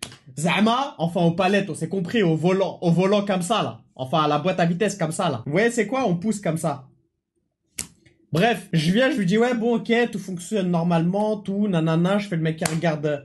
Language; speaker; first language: French; native; French